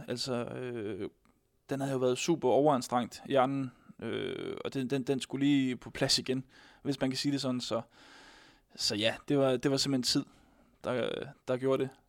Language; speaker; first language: Danish; native; Danish